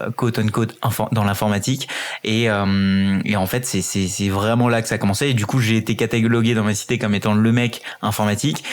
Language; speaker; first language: French; early bilingual, other home language; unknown